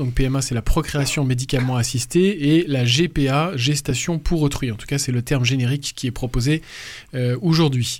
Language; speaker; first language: French; native; French